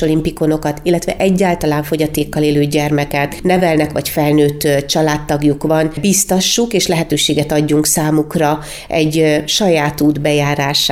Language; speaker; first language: Hungarian; native; Hungarian